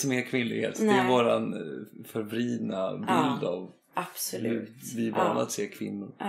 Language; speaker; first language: Swedish; native; Swedish